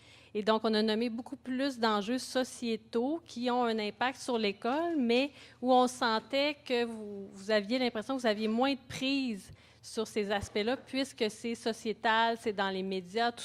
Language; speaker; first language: French; native; French